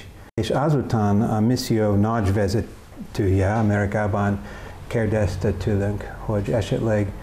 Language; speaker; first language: Hungarian; non-native, learner; English